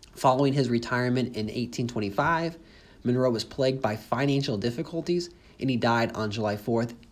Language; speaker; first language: English; native; English